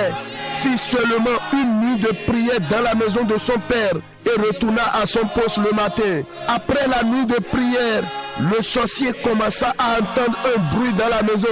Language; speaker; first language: French; non-native, local second language; Fon